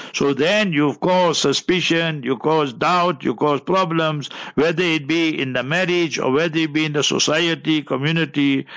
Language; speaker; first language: English; early bilingual, other home language; Urdu